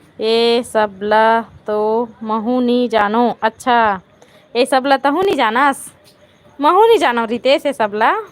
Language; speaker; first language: Hindi; native; Hindi